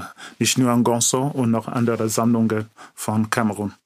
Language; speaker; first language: German; non-native, learner; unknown